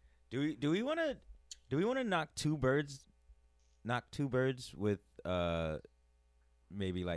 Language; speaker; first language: English; early bilingual, other home language; Spanish